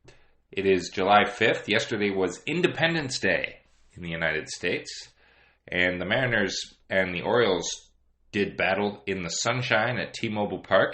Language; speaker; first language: English; native; English